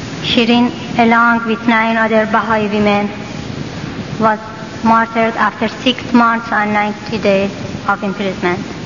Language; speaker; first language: English; non-native, fluent; Persian